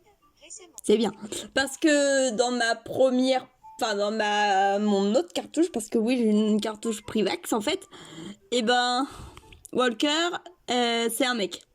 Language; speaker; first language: French; native; French